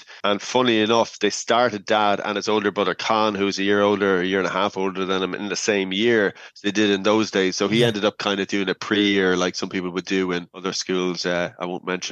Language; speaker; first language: English; native; English